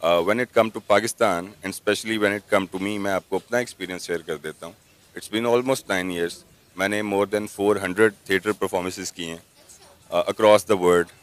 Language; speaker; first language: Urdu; non-native, local second language; Punjabi